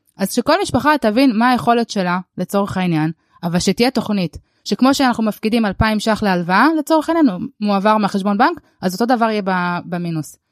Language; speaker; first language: Hebrew; early bilingual, other home language; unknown